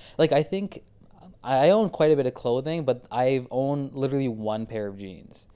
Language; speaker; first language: English; early bilingual, other home language; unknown